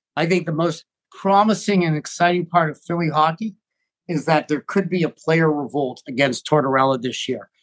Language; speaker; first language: English; native; English